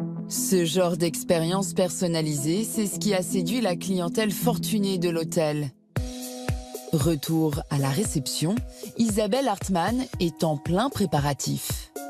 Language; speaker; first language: French; native; French